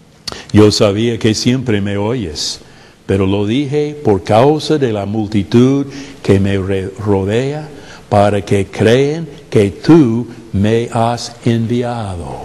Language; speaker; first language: Spanish; non-native, fluent; English